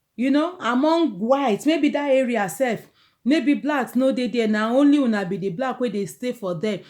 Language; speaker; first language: Nigerian Pidgin; non-native, local second language; Yoruba